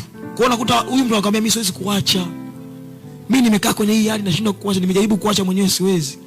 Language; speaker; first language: Swahili; native; Swahili